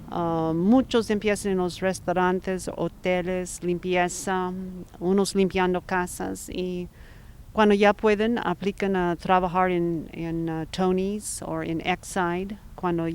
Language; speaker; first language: Spanish; non-native, fluent; English